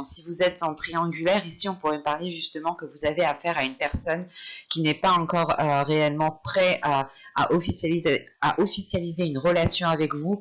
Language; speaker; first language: French; native; French